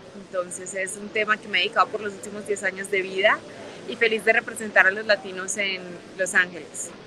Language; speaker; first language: Spanish; native; Spanish